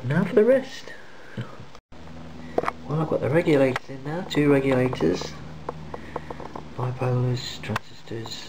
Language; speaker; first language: English; native; English